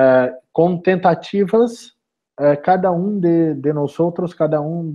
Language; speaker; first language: Spanish; non-native, learner; Portuguese